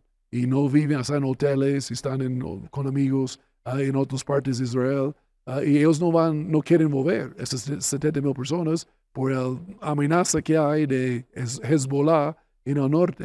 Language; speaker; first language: Spanish; non-native, fluent; English